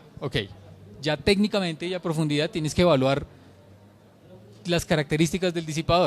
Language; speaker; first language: Spanish; native; Spanish